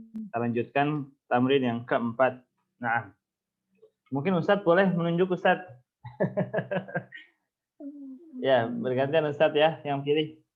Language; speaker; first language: Indonesian; native; Indonesian